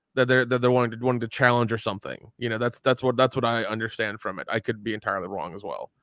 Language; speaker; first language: English; early bilingual, other home language; Hindi